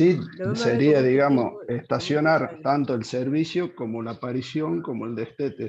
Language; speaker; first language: Spanish; native; Spanish